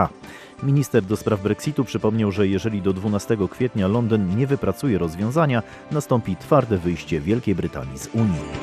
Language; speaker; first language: Polish; native; Polish